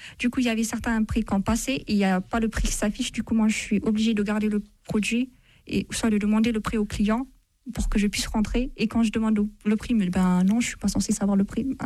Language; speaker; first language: French; non-native, fluent; Amharic